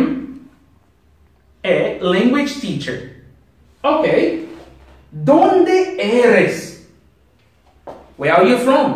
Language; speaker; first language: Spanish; non-native, learner; Haitian Creole